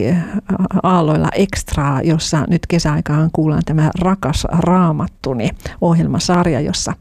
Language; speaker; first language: Finnish; native; Finnish